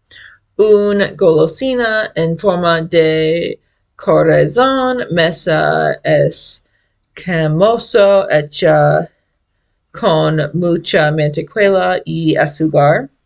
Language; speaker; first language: Spanish; non-native, learner; English